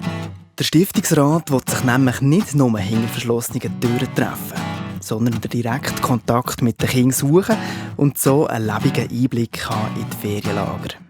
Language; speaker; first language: German; native; German